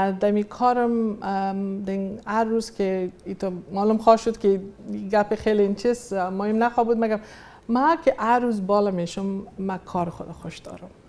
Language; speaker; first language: Persian; early bilingual, heritage; Persian